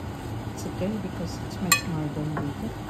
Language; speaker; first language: English; non-native, learner; Filipino